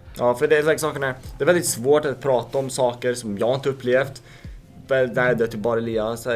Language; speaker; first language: Swedish; native; Swedish